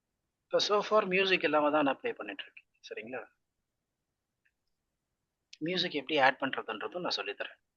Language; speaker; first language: Tamil; native; Tamil